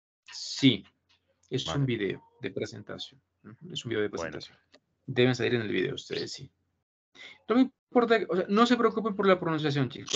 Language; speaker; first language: Spanish; native; Spanish